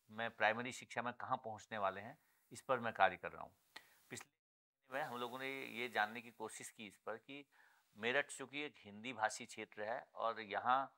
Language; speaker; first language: Hindi; native; Hindi